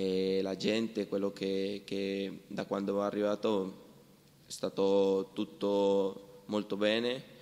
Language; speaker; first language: Italian; non-native, learner; Spanish